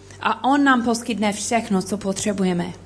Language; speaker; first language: Czech; non-native, learner; English